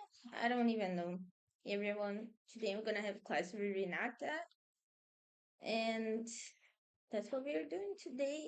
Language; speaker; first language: English; non-native, fluent; Portuguese